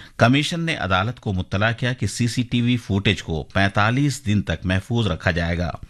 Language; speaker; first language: Urdu; native; Urdu